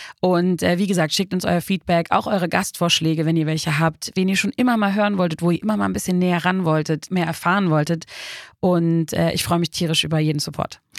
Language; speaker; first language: German; early bilingual, other home language; Turkish